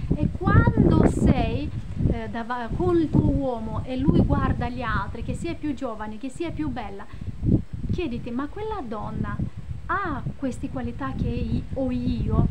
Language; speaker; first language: Italian; non-native, fluent; Romanian